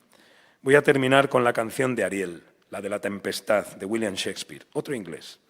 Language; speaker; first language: Spanish; native; Spanish